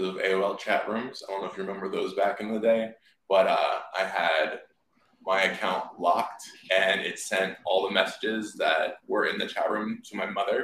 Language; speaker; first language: English; native; English